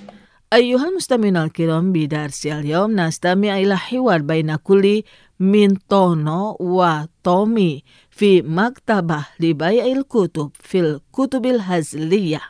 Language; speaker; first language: Arabic; non-native, fluent; Indonesian